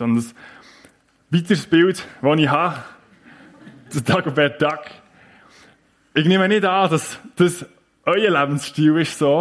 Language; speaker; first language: German; native; German